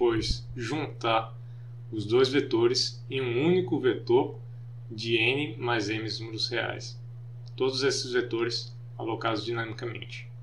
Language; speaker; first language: Portuguese; native; Portuguese